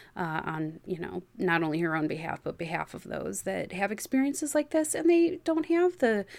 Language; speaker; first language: English; native; English